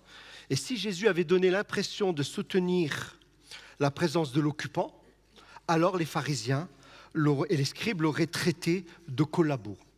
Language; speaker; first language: French; native; French